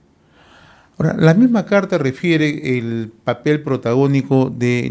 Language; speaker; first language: Spanish; native; Spanish